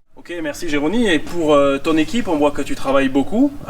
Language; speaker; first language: French; native; French